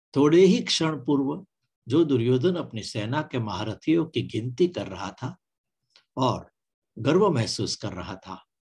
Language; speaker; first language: Hindi; non-native, local second language; Gujarati